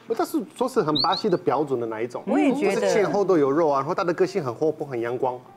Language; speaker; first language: Chinese; non-native, fluent; Portuguese